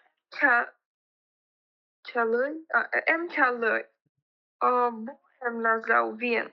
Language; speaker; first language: Vietnamese; non-native, learner; Russian